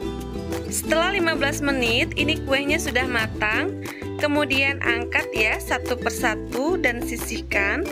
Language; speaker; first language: Indonesian; native; Indonesian